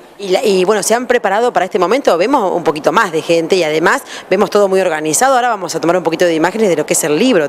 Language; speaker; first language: Spanish; native; Spanish